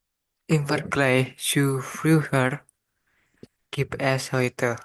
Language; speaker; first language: German; non-native, learner; Indonesian